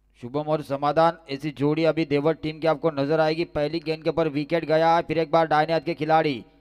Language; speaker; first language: Hindi; non-native, local second language; Marathi